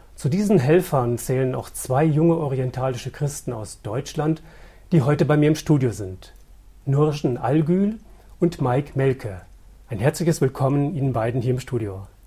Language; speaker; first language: German; native; German